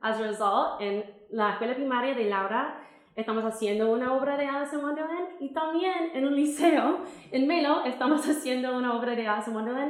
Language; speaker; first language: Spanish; non-native, fluent; English